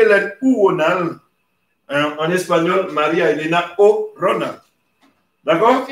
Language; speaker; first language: French; non-native, local second language; Haitian Creole